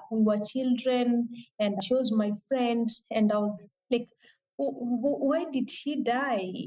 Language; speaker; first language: English; non-native, local second language; Meru